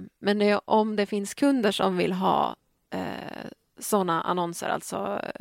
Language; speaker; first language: Swedish; native; Swedish